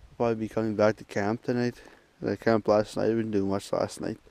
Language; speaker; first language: English; native; English